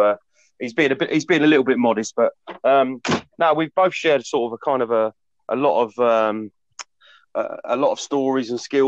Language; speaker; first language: English; native; English